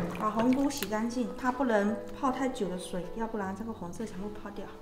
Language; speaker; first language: Chinese; native; Chinese